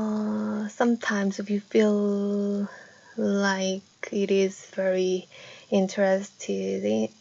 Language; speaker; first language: English; non-native, fluent; Korean